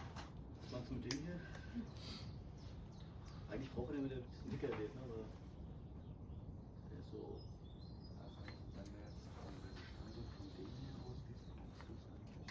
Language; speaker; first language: German; native; German